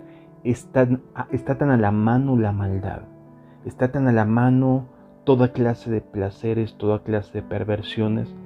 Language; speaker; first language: Spanish; native; Spanish